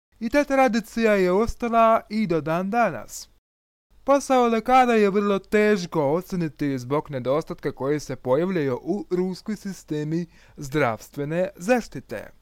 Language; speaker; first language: Croatian; non-native, learner; Russian